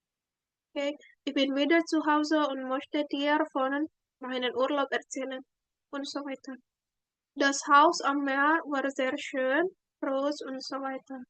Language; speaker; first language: German; non-native, fluent; Indonesian